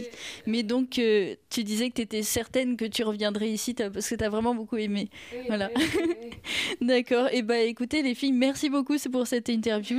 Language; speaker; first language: French; native; French